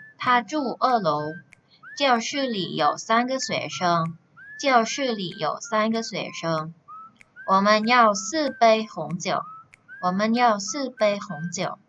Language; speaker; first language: Chinese; non-native, fluent; Thai